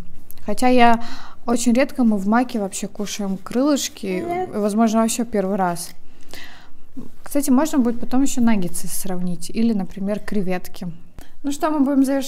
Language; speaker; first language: Russian; native; Russian